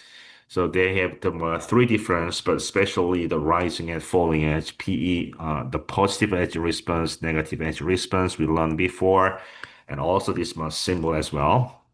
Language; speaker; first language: English; non-native, fluent; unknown